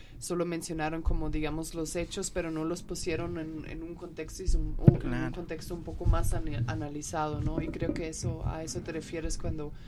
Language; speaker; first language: Spanish; non-native, fluent; German